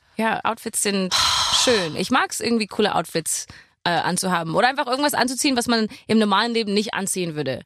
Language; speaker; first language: German; non-native, fluent; English